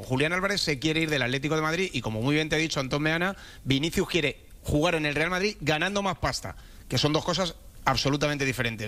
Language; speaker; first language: Spanish; native; Spanish